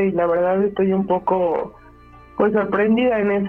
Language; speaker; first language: Spanish; native; Spanish